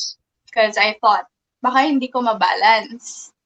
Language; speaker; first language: English; non-native, local second language; Filipino